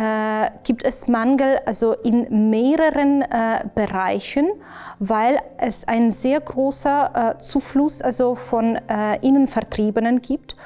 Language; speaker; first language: German; non-native, fluent; Ukrainian